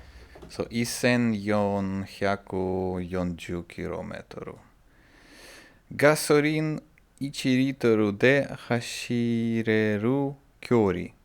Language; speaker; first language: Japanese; non-native, learner; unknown